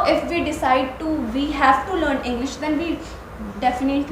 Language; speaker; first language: English; non-native, learner; Hindi